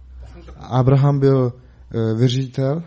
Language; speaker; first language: Czech; non-native, learner; Mongolian